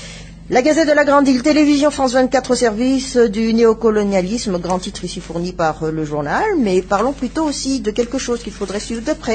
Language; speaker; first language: French; non-native, local second language; Malagasy